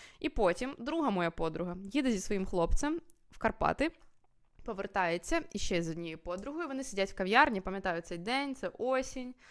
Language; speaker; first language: Ukrainian; native; Ukrainian